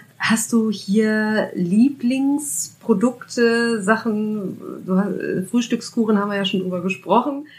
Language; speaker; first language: German; native; German